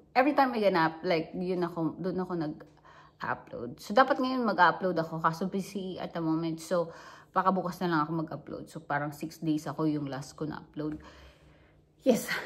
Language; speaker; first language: Filipino; non-native, local second language; Hiligaynon